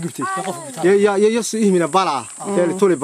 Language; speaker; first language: Finnish; non-native, learner; Somali